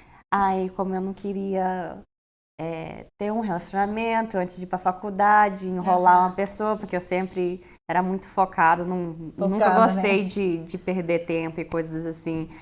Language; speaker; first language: Portuguese; early bilingual, heritage; Portuguese